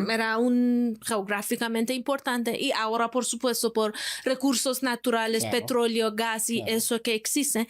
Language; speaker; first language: Spanish; non-native, fluent; Persian